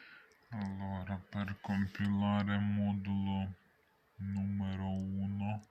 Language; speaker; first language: Italian; non-native, learner; Ukrainian